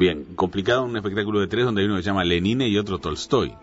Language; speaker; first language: Spanish; native; Spanish